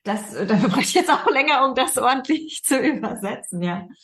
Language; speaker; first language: German; native; German